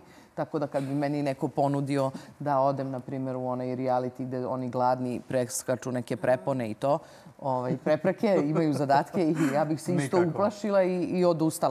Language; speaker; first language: Serbian; native; Serbian